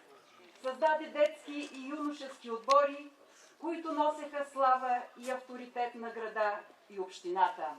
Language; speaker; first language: Bulgarian; native; Bulgarian